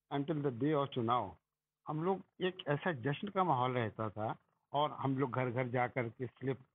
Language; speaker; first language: Hindi; native; Hindi